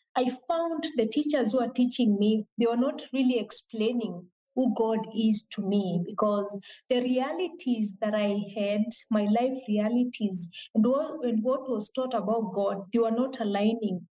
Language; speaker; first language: English; non-native, local second language; Meru